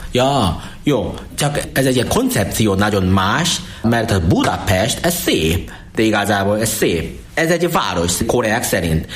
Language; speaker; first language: Hungarian; non-native, learner; Korean